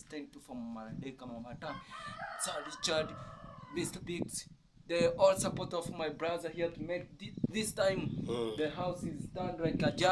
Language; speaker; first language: English; non-native, learner; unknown